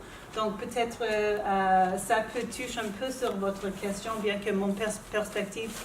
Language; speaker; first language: French; non-native, local second language; English